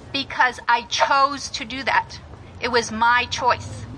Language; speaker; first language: English; early bilingual, other home language; Spanish